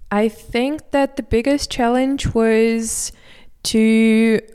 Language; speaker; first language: English; non-native, fluent; Russian